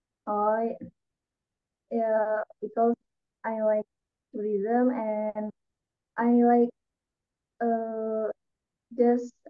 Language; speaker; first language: English; non-native, learner; Indonesian